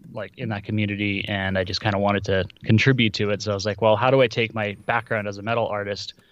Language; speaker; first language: English; early bilingual, other home language; Russian